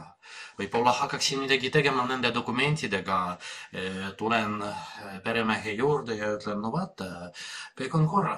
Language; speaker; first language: Estonian; non-native, fluent; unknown